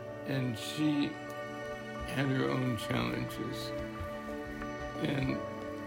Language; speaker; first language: English; native; English